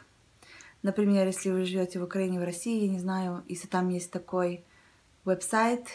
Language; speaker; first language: Russian; early bilingual, heritage; Russian